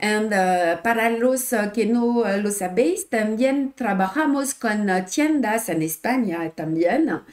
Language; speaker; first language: Spanish; non-native, learner; French